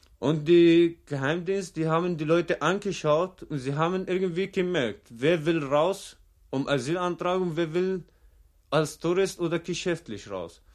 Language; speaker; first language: German; non-native, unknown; Arabic